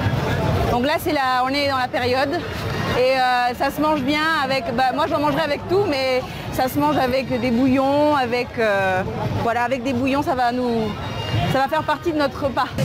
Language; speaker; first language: French; native; French